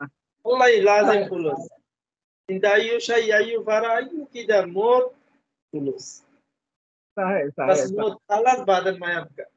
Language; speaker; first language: Arabic; non-native, learner; Bangla